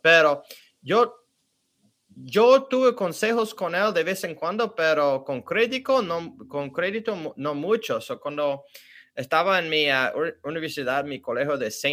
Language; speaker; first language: Spanish; early bilingual, heritage; English